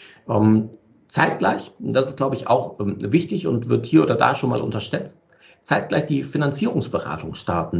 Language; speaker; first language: German; native; German